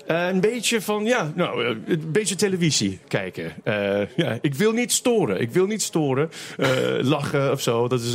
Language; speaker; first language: Dutch; non-native, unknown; English